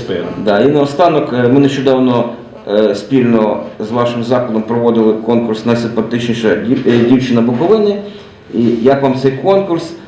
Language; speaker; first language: Ukrainian; native; Ukrainian